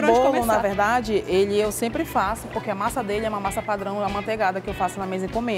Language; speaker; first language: Portuguese; native; Portuguese